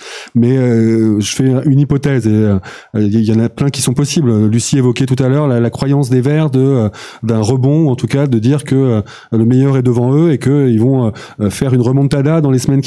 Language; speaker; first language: French; native; French